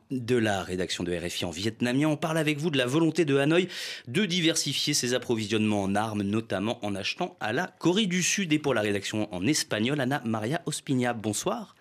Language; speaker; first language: French; native; French